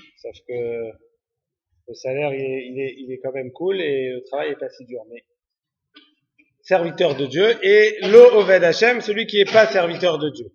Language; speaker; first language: French; native; French